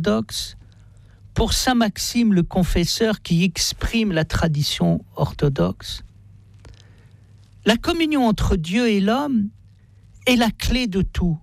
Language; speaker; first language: French; native; French